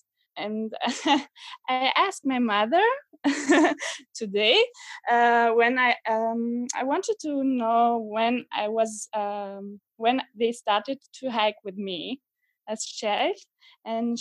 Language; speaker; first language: English; non-native, fluent; French